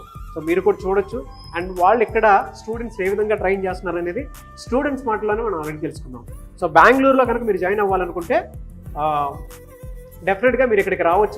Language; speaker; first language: Telugu; native; Telugu